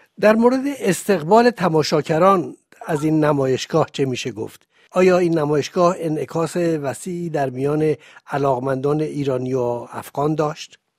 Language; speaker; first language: Persian; native; Persian